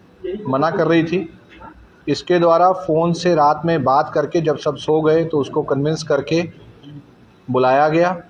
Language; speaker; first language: Hindi; native; Hindi